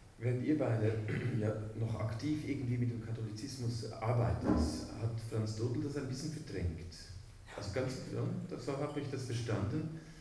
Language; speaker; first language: German; native; German